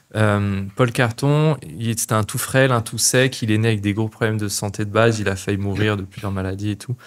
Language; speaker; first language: French; native; French